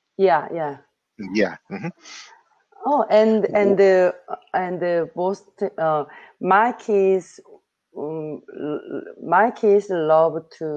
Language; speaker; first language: English; non-native, learner; Korean